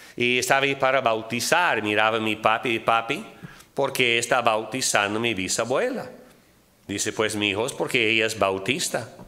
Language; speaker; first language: Spanish; non-native, fluent; English